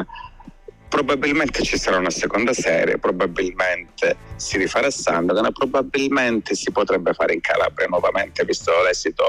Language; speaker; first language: Italian; native; Italian